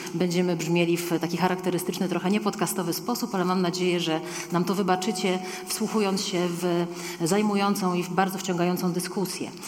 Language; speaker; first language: Polish; native; Polish